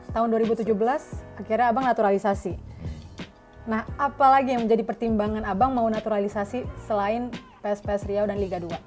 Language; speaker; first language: Indonesian; native; Indonesian